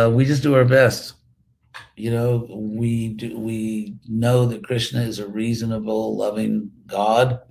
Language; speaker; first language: English; native; English